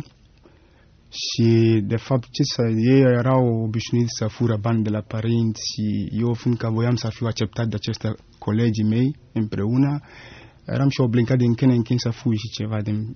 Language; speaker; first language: Romanian; non-native, fluent; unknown